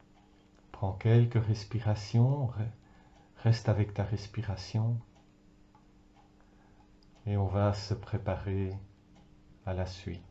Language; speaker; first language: French; native; French